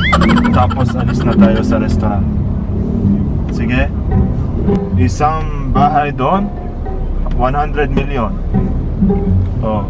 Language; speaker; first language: Filipino; non-native, learner; Arabic